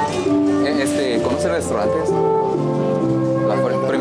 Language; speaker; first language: Spanish; non-native, learner; Korean